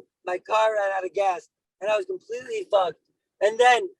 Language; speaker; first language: English; native; English